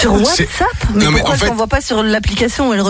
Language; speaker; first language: French; native; French